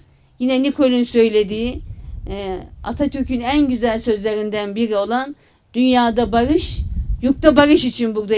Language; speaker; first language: Turkish; native; Turkish